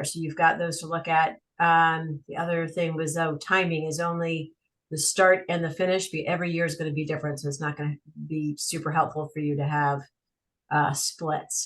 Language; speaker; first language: English; native; English